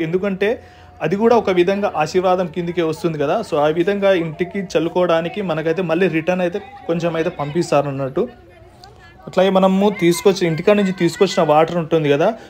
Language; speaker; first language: Telugu; non-native, local second language; Lambadi